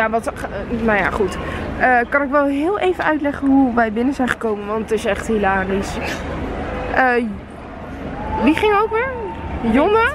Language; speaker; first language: Dutch; native; Dutch